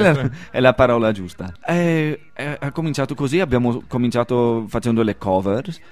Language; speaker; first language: Italian; non-native, fluent; English